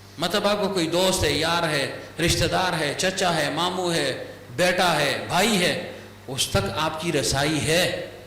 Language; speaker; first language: Urdu; non-native, local second language; Pashto